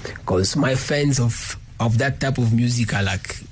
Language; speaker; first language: English; non-native, learner; Lingala